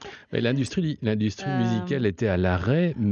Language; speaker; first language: French; native; French